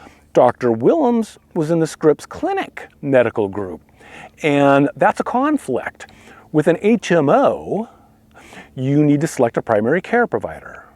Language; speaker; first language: English; native; English